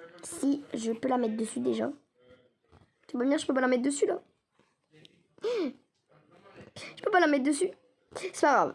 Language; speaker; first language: French; native; French